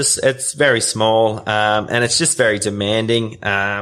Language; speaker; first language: English; native; English